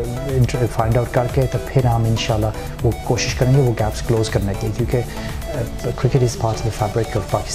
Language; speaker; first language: Hindi; early bilingual, heritage; Hindi